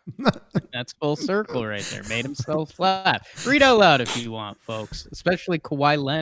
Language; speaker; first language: English; native; English